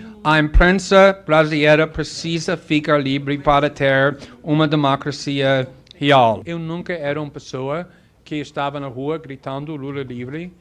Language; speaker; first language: Portuguese; non-native, fluent; English